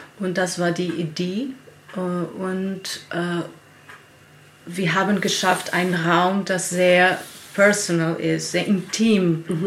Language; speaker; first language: German; non-native, learner; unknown